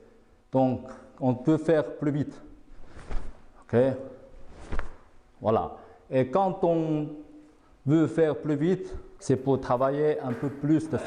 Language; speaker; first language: French; non-native, fluent; Chinese